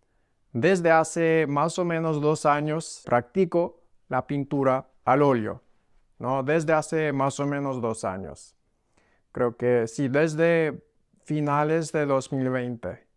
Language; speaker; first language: Spanish; non-native, fluent; English